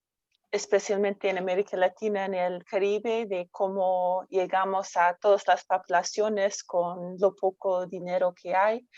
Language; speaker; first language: Spanish; non-native, fluent; English